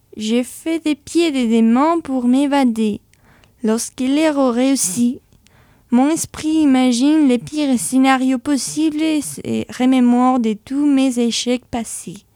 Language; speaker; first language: French; non-native, fluent; Spanish